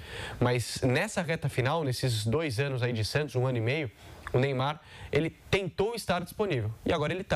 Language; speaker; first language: Portuguese; native; Portuguese